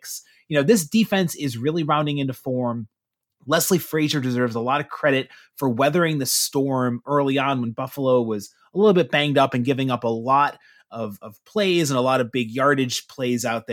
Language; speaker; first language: English; native; English